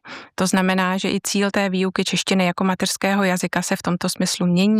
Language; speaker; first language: Czech; native; Czech